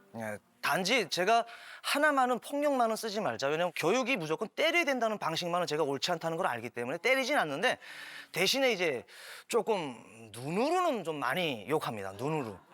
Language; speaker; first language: Korean; native; Korean